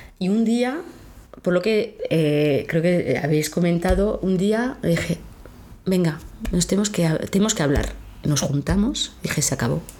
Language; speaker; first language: Spanish; non-native, fluent; French